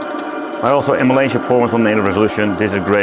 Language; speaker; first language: English; non-native, fluent; Dutch